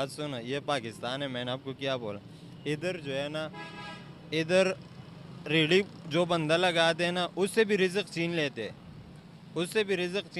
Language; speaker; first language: Hindi; non-native, local second language; Pashto